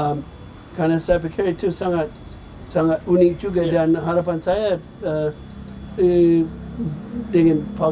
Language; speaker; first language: Indonesian; non-native, fluent; English